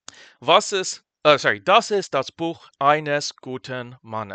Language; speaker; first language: German; non-native, fluent; English